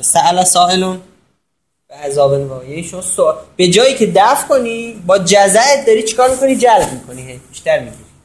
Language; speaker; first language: Persian; native; Persian